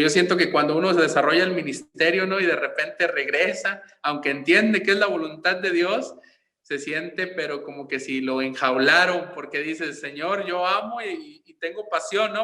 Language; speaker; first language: Spanish; native; Spanish